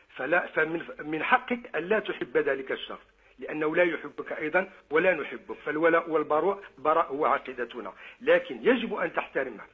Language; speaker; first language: Arabic; non-native, fluent; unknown